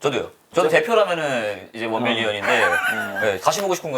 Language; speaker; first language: Korean; native; Korean